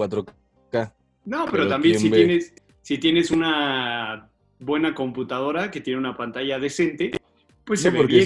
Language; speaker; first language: Spanish; native; Spanish